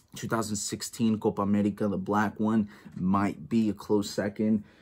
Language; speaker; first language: English; native; English